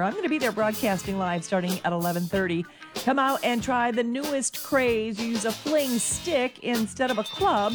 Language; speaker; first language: English; native; English